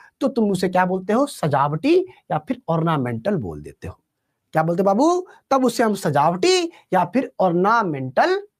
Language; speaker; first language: Hindi; native; Hindi